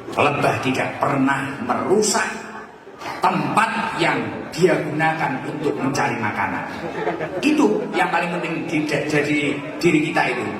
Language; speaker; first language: Indonesian; non-native, local second language; Javanese